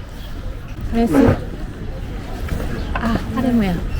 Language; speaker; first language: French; non-native, learner; Japanese